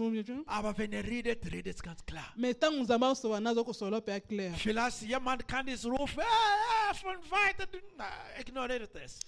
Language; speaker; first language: German; non-native, learner; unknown